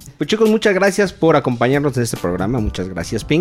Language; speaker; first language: Spanish; native; Spanish